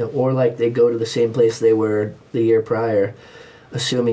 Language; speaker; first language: English; native; English